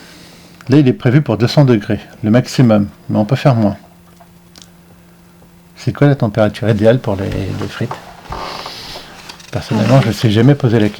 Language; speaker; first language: French; native; French